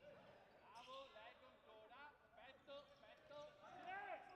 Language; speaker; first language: Italian; native; Italian